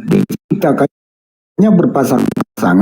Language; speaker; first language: Indonesian; native; Indonesian